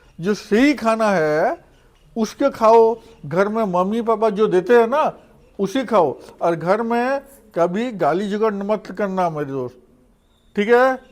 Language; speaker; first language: Hindi; non-native, local second language; Odia